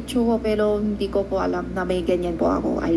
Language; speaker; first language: Filipino; non-native, learner; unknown